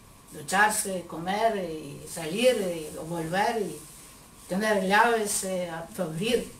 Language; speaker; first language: Spanish; non-native, learner; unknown